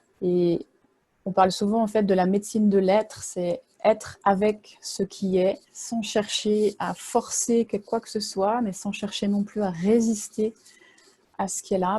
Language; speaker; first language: French; native; French